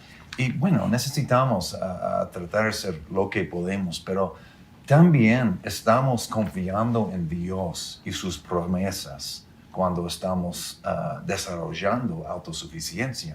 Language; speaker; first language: Spanish; non-native, fluent; English